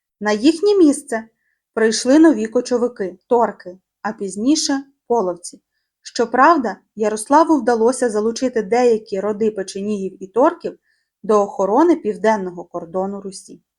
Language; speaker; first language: Ukrainian; native; Ukrainian